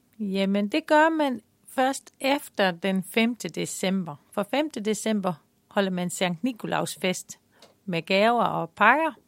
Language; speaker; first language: Danish; non-native, fluent; Dutch